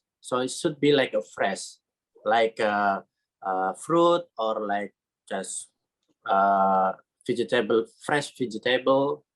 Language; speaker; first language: English; non-native, learner; Indonesian